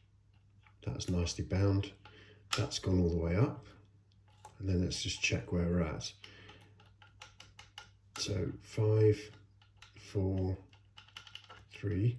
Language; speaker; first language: English; native; English